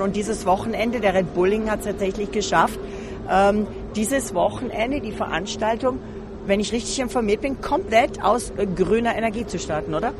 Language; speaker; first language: German; native; German